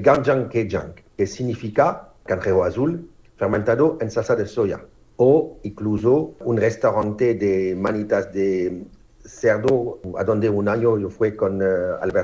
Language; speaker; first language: Spanish; non-native, fluent; French